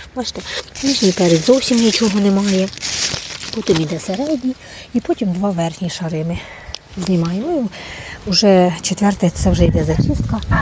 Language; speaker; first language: Ukrainian; non-native, local second language; Russian